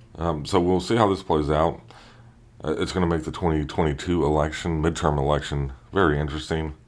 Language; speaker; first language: English; native; English